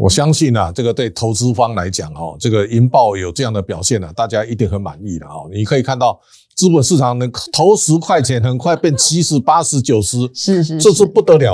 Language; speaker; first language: Chinese; native; Chinese